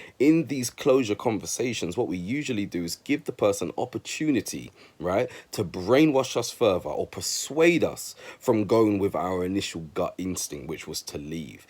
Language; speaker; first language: English; native; English